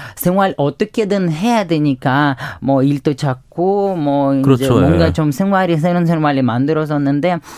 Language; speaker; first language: Korean; non-native, fluent; Ukrainian